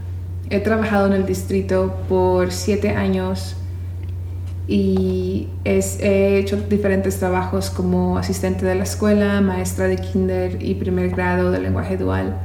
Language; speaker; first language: Spanish; early bilingual, other home language; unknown